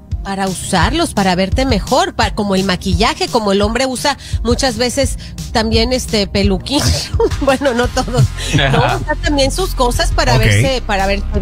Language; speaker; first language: Spanish; native; Spanish